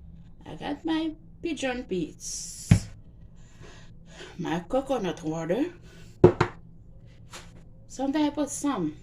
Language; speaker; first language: English; non-native, learner; Haitian Creole